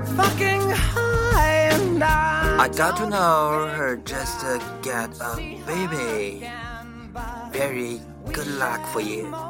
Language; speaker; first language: English; non-native, learner; Chinese